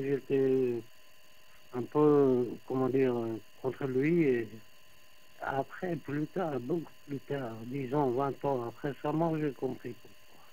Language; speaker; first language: French; native; French